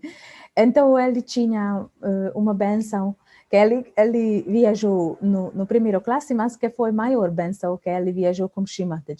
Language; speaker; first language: Portuguese; non-native, fluent; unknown